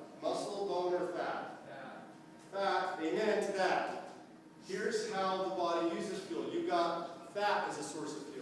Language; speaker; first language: English; native; English